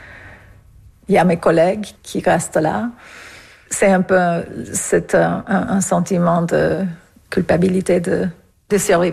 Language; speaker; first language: French; non-native, fluent; English